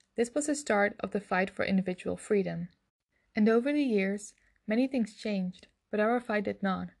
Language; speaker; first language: English; non-native, fluent; Dutch